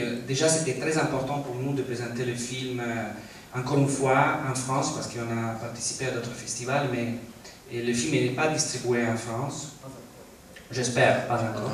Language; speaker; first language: French; non-native, fluent; Italian